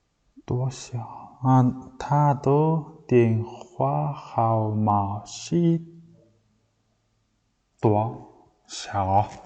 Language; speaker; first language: Chinese; non-native, learner; Mongolian